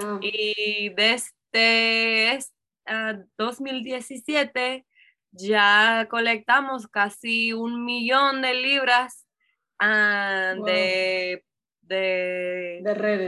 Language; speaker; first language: Spanish; non-native, learner; English